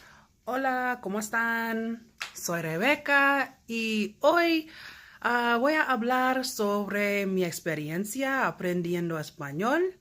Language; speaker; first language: Spanish; non-native, learner; English